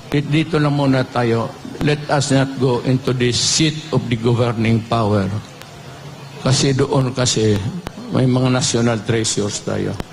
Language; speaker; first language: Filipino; non-native, local second language; Cebuano